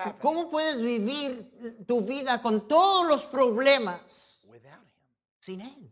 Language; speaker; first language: Spanish; non-native, fluent; English